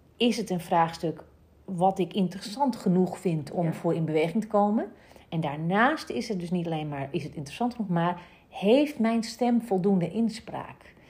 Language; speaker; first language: Dutch; native; Dutch